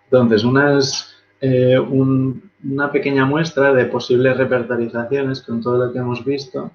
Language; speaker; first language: Spanish; native; Spanish